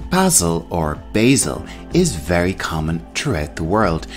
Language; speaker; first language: English; native; English